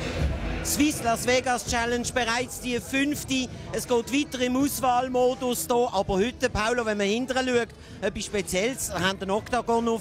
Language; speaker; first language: German; native; German